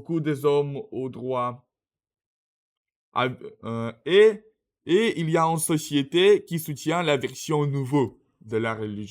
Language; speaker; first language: French; non-native, learner; Russian